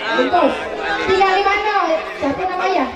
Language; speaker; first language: Malay; native; Malay